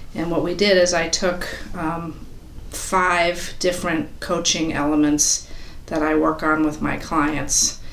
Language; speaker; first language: English; native; English